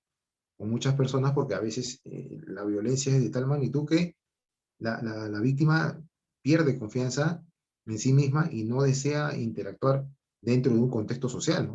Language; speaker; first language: Spanish; native; Spanish